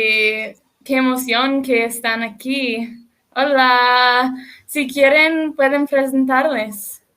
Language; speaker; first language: Spanish; non-native, learner; English